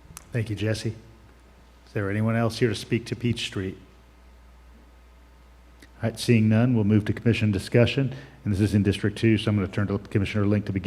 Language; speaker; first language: English; native; English